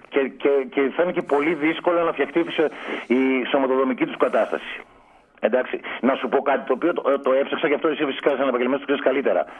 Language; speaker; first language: Greek; native; Greek